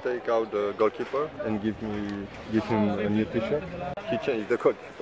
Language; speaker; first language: English; non-native, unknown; Romanian